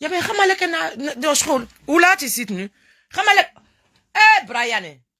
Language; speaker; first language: Dutch; non-native, fluent; French